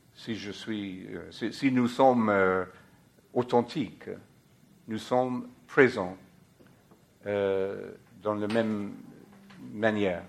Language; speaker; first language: French; non-native, fluent; English